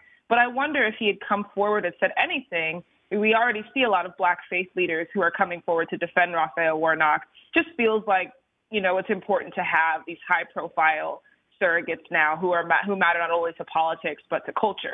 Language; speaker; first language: English; native; English